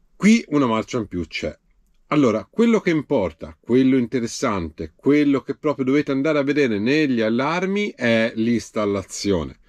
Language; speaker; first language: Italian; native; Italian